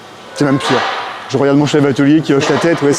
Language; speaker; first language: French; native; French